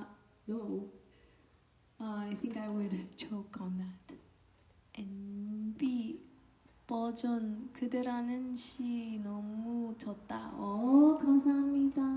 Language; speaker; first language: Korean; non-native, learner; English